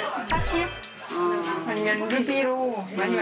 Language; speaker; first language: Korean; non-native, learner; French